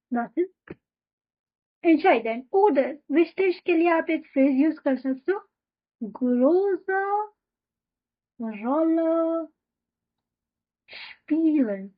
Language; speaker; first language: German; non-native, fluent; Hindi